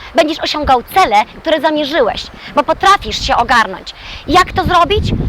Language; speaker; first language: Polish; native; Polish